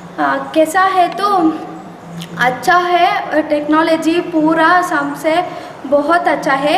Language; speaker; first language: Hindi; non-native, local second language; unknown